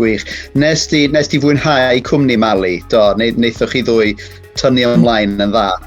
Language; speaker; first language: Welsh; native; Welsh